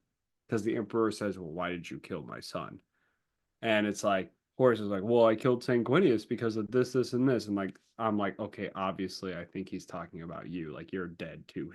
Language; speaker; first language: English; native; English